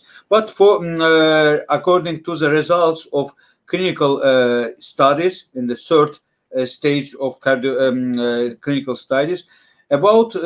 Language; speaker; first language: English; non-native, learner; Russian